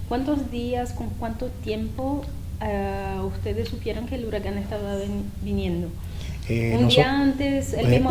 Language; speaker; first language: Spanish; non-native, fluent; French